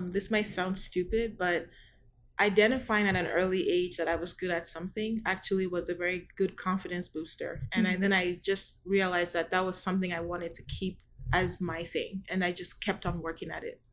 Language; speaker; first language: English; non-native, local second language; Igbo